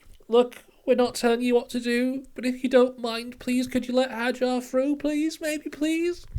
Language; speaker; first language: English; native; English